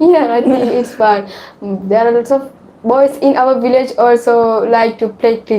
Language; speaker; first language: English; non-native, learner; Sinhala